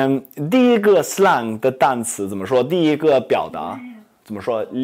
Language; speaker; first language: Chinese; non-native, learner; English